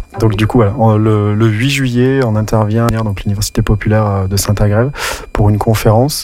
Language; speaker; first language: French; native; French